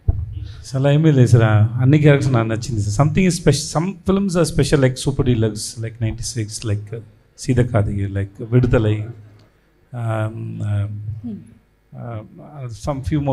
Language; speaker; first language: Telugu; non-native, learner; Tamil